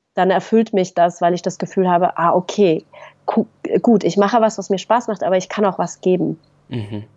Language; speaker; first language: German; native; German